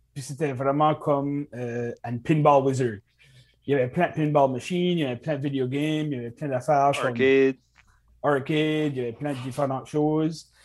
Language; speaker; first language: French; native; French